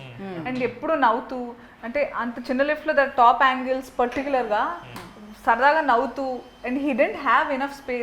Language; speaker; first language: Telugu; native; Telugu